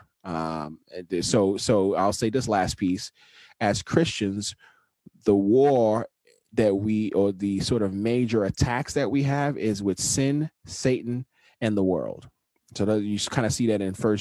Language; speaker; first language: English; non-native, local second language; Yoruba